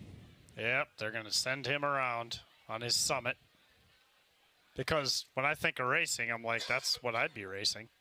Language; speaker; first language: English; native; English